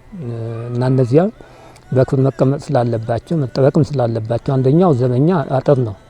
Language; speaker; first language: Amharic; native; Amharic